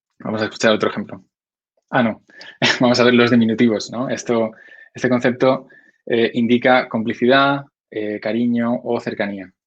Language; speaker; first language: Spanish; native; Spanish